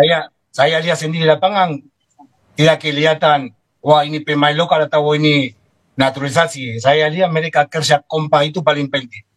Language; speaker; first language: Indonesian; non-native, fluent; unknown